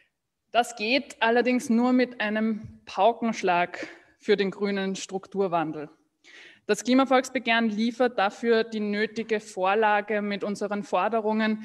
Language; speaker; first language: German; native; German